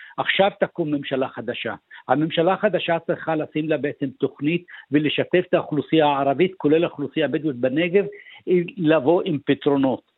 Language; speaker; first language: Hebrew; non-native, local second language; Arabic